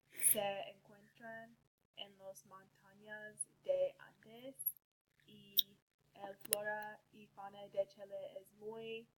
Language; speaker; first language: Spanish; non-native, learner; English